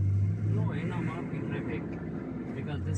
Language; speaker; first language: English; non-native, local second language; Sindhi